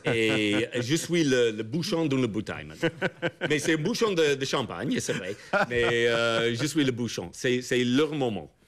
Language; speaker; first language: French; non-native, fluent; English